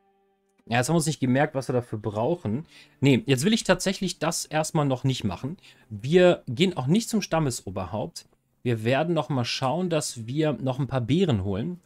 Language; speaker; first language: German; native; German